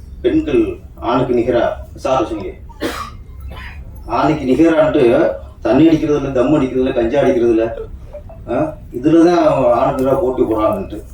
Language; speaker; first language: Tamil; native; Tamil